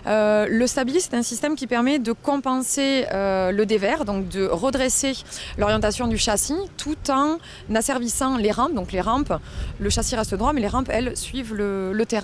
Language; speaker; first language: French; native; French